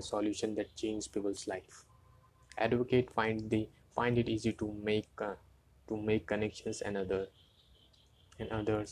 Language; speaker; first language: English; non-native, local second language; Hindi